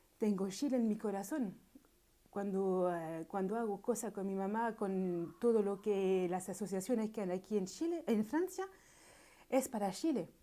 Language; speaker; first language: Spanish; early bilingual, heritage; Spanish